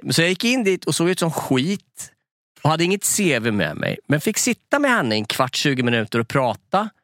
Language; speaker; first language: Swedish; native; Swedish